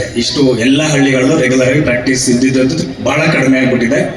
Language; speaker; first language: Kannada; native; Kannada